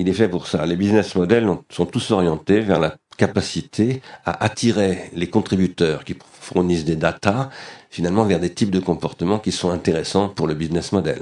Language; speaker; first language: French; native; French